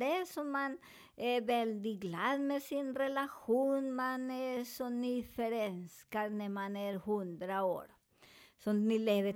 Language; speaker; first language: Swedish; non-native, learner; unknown